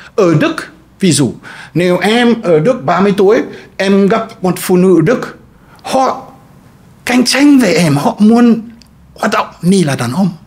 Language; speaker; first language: Vietnamese; non-native, fluent; German